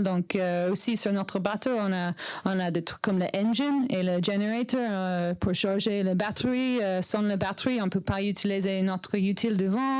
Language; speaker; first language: French; non-native, learner; English